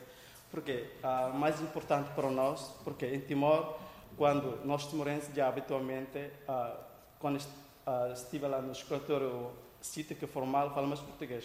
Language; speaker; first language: Portuguese; non-native, local second language; Tetum